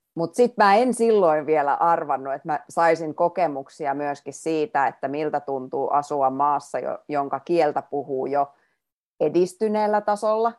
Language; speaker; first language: Finnish; native; Finnish